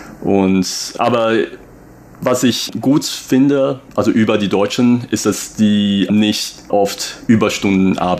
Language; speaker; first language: German; non-native, fluent; Chinese